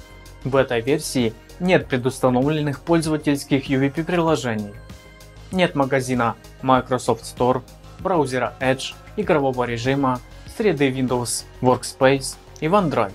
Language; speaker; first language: Russian; native; Russian